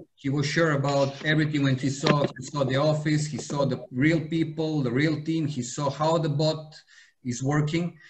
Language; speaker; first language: English; non-native, fluent; Serbian